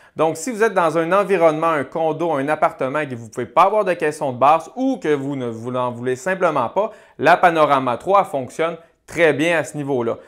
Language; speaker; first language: French; native; French